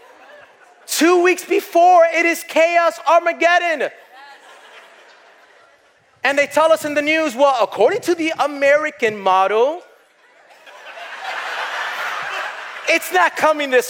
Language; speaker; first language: English; native; English